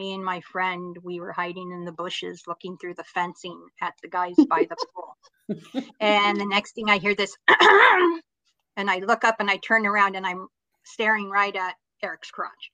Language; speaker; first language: English; native; English